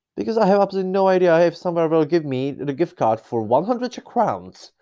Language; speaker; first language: English; non-native, fluent; Czech